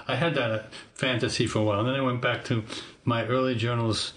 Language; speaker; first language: English; native; English